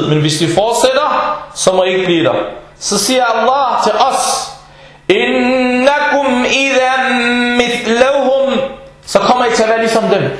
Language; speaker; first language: Danish; early bilingual, other home language; Arabic